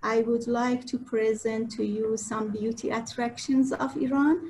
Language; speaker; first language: English; non-native, fluent; Persian